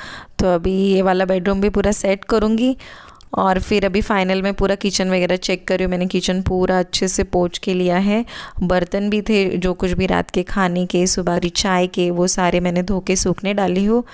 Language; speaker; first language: Hindi; native; Hindi